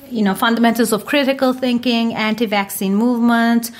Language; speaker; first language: English; non-native, fluent; Turkish